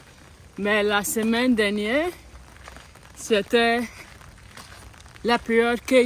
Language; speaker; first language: French; non-native, learner; English